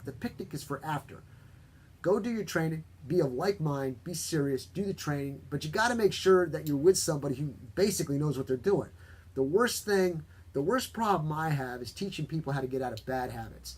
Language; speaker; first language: English; native; English